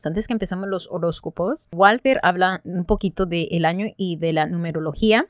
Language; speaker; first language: Spanish; early bilingual, other home language; English